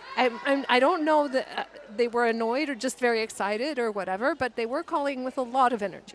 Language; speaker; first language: English; native; English